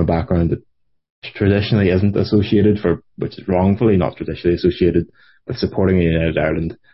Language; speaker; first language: English; native; English